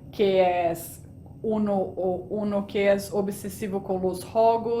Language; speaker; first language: Spanish; non-native, fluent; Portuguese